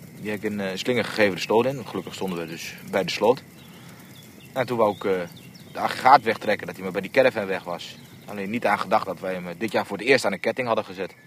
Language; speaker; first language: Dutch; native; Dutch